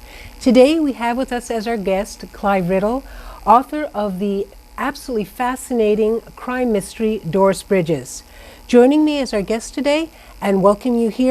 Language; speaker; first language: English; native; English